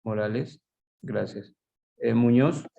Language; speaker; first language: Spanish; native; Spanish